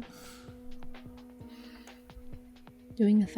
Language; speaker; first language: English; native; English